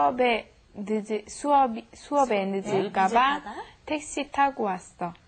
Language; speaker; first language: Korean; non-native, learner; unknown